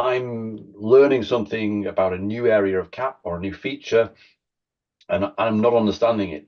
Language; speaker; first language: English; native; English